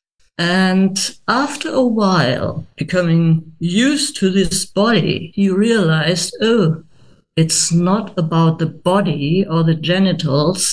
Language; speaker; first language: English; non-native, fluent; German